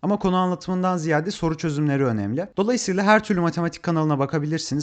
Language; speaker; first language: Turkish; native; Turkish